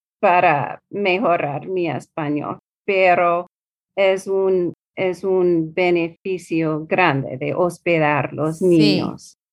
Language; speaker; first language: Spanish; non-native, learner; English